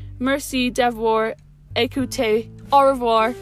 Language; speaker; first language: French; non-native, learner; English